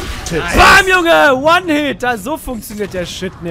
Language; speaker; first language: German; native; German